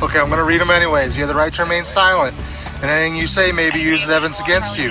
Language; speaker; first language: English; native; English